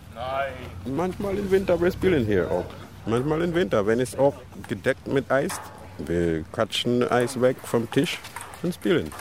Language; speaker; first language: German; non-native, learner; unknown